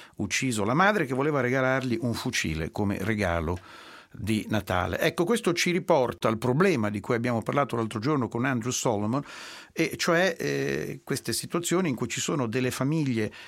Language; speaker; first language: Italian; native; Italian